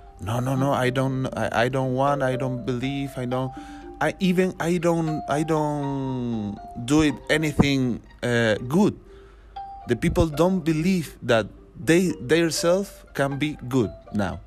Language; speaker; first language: English; non-native, learner; Spanish